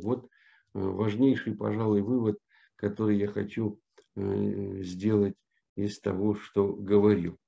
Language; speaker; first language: Russian; native; Russian